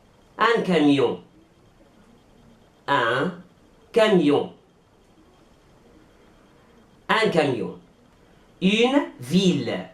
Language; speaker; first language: French; non-native, fluent; Arabic